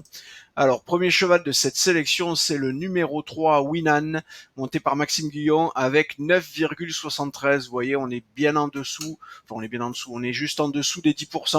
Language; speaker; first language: French; native; French